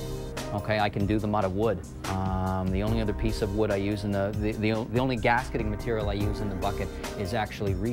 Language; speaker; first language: English; native; English